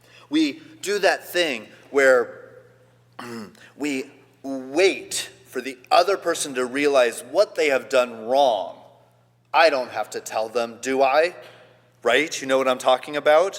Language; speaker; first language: English; native; English